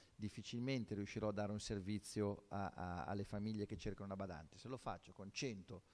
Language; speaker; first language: Italian; native; Italian